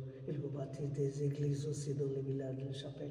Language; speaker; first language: French; non-native, fluent; Bangla